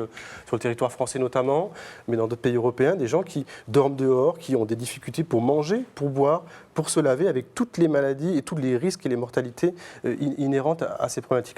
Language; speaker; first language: French; native; French